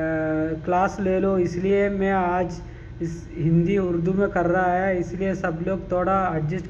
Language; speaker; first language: Hindi; non-native, local second language; Malayalam